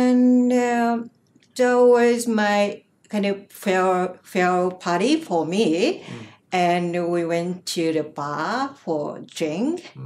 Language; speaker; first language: English; non-native, learner; Japanese